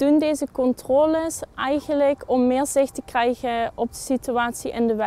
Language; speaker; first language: Dutch; native; Dutch